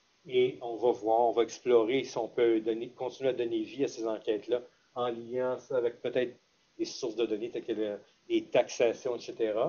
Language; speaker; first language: French; native; French